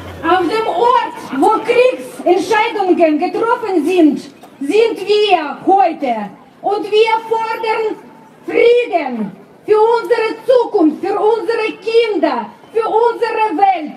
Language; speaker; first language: German; non-native, fluent; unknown